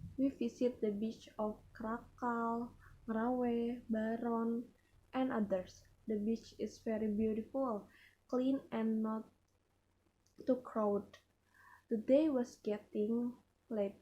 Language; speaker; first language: English; non-native, learner; Indonesian